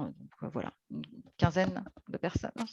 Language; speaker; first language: French; native; French